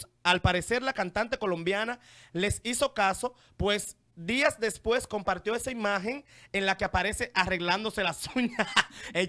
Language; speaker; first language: Spanish; native; Spanish